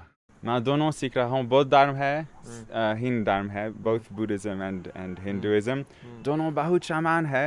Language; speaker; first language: Hindi; non-native, learner; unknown